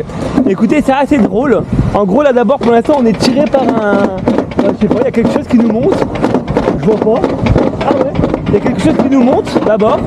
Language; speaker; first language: French; native; French